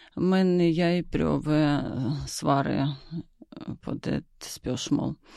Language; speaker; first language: Norwegian; non-native, learner; Ukrainian